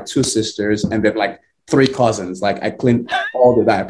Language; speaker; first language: English; non-native, local second language; Igbo